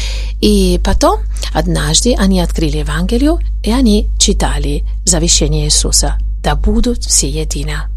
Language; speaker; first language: Russian; non-native, fluent; Italian